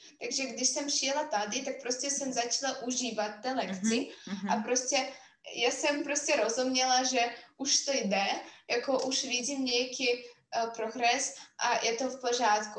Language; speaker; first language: Czech; non-native, fluent; Russian